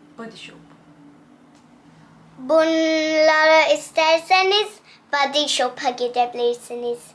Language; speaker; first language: Turkish; early bilingual, heritage; English